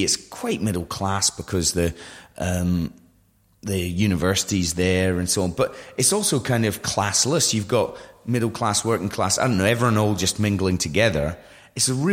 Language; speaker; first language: English; native; English